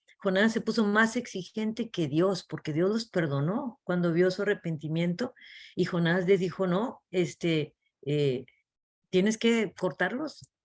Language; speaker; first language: Spanish; early bilingual, heritage; English